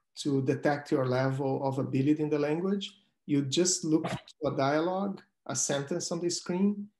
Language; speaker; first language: English; non-native, fluent; Portuguese